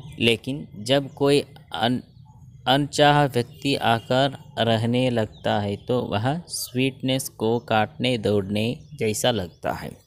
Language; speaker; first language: Hindi; non-native, local second language; Kannada